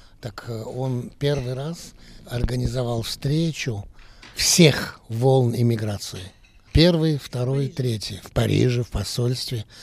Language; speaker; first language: Russian; early bilingual, heritage; Russian